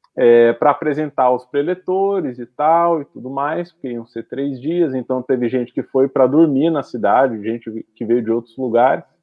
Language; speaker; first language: Portuguese; native; Portuguese